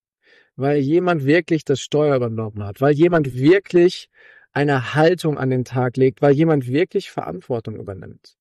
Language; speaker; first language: German; native; German